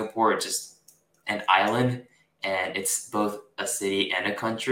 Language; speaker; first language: English; early bilingual, other home language; Japanese